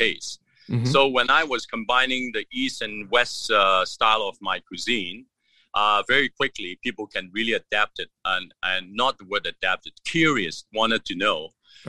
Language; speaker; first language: English; non-native, local second language; Cantonese